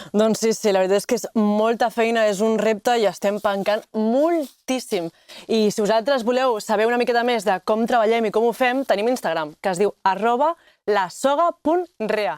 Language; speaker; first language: Catalan; native; Catalan